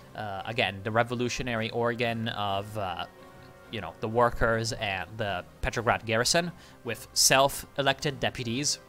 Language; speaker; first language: English; native; English